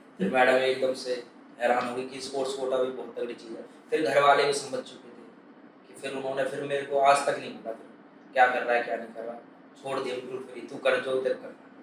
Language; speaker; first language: Hindi; native; Hindi